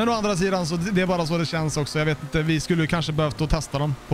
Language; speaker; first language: Swedish; native; Swedish